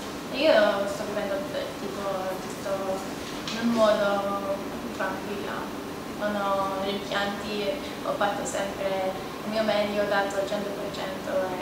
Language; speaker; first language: Italian; non-native, fluent; Maltese